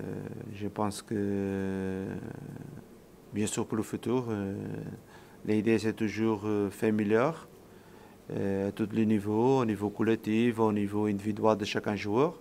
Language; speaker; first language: French; non-native, fluent; Portuguese